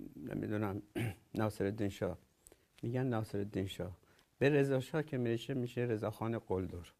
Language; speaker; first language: Persian; native; Persian